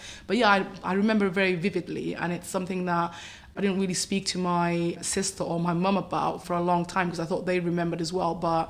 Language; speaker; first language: English; native; English